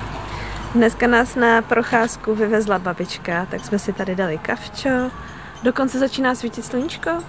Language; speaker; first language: Czech; native; Czech